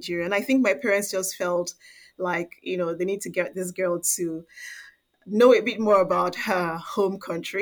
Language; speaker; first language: English; non-native, local second language; Igbo